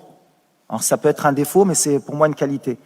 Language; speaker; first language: French; native; French